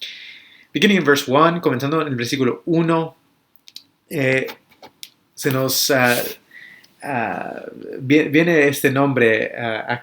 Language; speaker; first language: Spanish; early bilingual, other home language; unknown